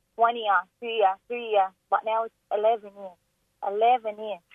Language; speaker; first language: English; non-native, fluent; Persian